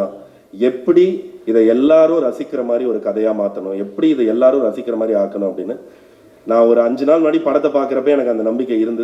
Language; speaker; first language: Tamil; native; Tamil